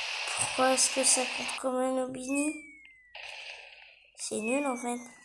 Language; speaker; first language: French; native; French